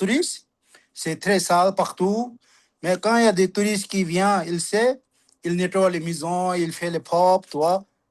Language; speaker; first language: French; non-native, learner; Sherpa